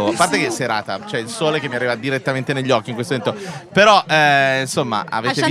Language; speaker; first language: Italian; native; Italian